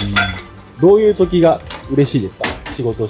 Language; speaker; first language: Japanese; native; Japanese